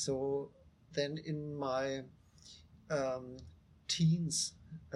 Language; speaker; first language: English; non-native, fluent; German